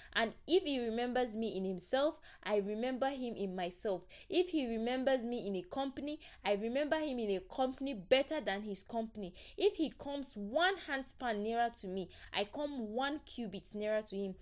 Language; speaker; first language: English; non-native, local second language; Yoruba